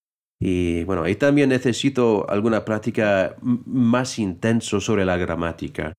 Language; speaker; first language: Spanish; non-native, fluent; English